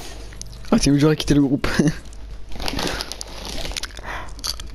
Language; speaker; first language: French; native; French